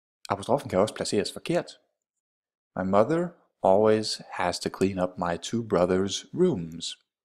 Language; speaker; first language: English; non-native, fluent; Danish